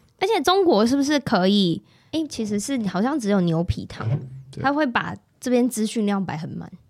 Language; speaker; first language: Chinese; native; Chinese